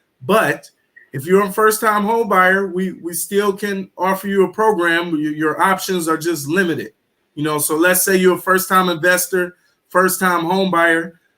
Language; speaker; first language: English; native; English